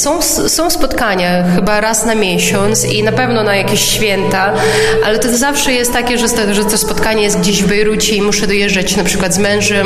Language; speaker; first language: Polish; non-native, local second language; Ukrainian